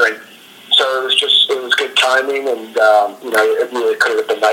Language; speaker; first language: English; native; English